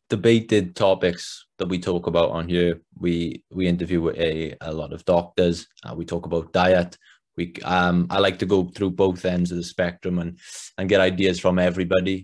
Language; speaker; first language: English; native; English